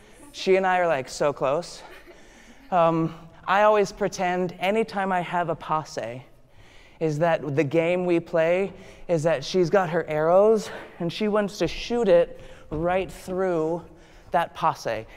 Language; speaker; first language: English; native; English